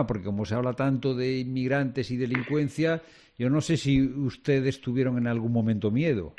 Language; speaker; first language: Spanish; native; Spanish